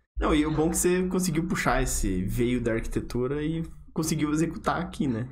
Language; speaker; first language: Portuguese; native; Portuguese